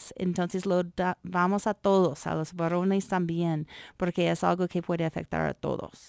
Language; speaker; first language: Spanish; non-native, fluent; English